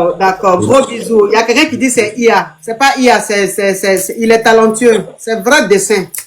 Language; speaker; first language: French; non-native, local second language; Lingala